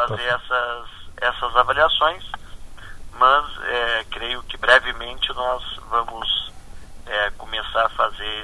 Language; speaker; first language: Portuguese; native; Portuguese